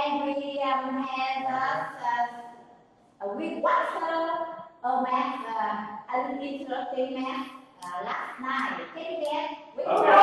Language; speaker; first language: English; non-native, learner; Vietnamese